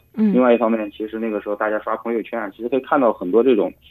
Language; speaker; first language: Chinese; native; Chinese